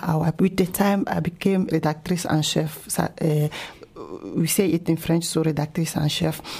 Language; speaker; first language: English; non-native, local second language; Ewe